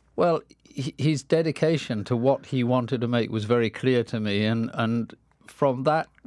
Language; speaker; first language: English; native; English